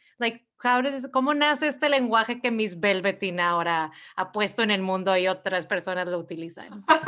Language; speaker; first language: Spanish; early bilingual, other home language; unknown